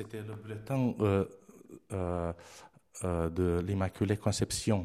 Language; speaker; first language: French; non-native, fluent; Romanian